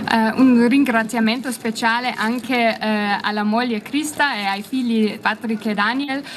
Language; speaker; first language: Italian; non-native, fluent; German